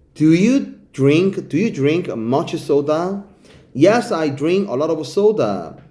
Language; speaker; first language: English; non-native, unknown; Korean